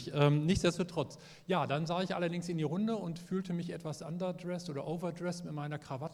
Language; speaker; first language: German; native; German